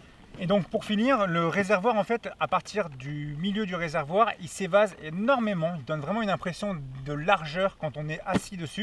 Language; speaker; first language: French; native; French